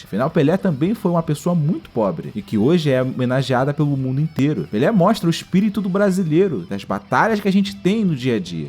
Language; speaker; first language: Portuguese; native; Portuguese